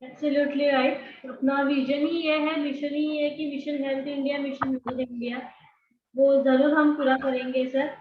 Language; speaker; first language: Hindi; non-native, local second language; Marathi